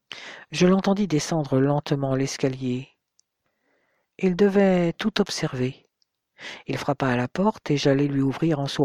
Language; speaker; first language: French; native; French